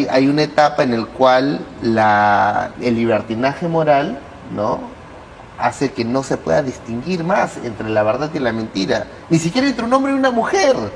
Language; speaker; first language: Spanish; native; Spanish